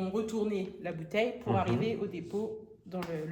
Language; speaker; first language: French; native; French